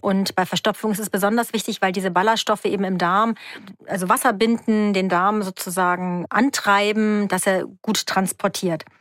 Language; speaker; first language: German; native; German